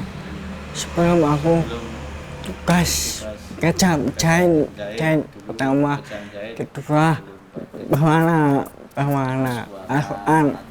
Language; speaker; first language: Indonesian; non-native, local second language; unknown